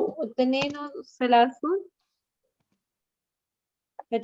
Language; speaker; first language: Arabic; non-native, learner; Urdu